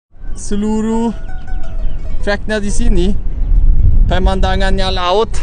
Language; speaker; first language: Indonesian; non-native, learner; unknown